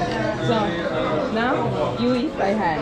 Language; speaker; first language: English; non-native, learner; Swiss German